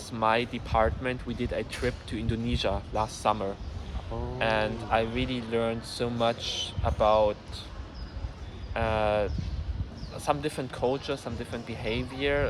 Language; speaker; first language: English; non-native, fluent; German